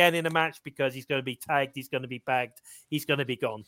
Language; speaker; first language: English; native; English